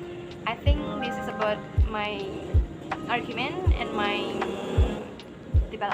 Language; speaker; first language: English; non-native, learner; Indonesian